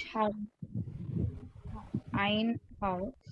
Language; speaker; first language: German; non-native, learner; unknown